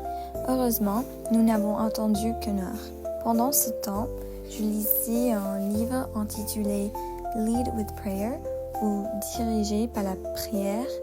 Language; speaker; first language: French; non-native, learner; English